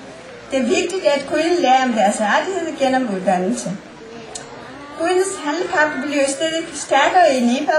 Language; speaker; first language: Danish; non-native, fluent; Nepali